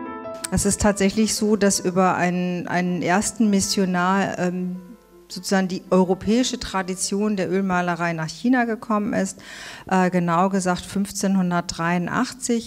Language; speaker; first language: German; native; German